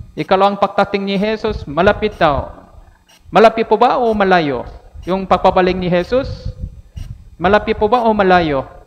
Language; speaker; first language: Filipino; non-native, fluent; Korean